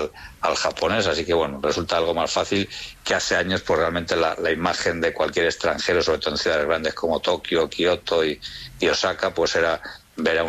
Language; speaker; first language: Spanish; native; Spanish